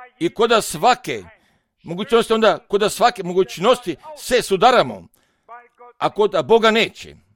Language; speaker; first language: Croatian; non-native, fluent; German